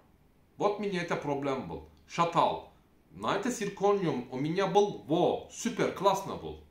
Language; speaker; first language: Russian; non-native, learner; Turkish